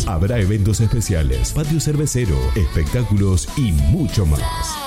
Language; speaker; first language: Spanish; native; Spanish